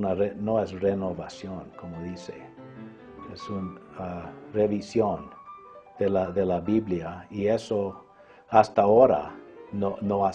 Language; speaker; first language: Spanish; early bilingual, other home language; English